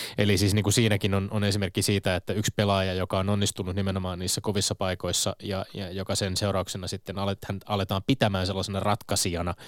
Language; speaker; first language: Finnish; native; Finnish